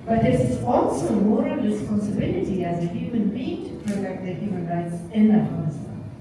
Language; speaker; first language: English; non-native, fluent; Persian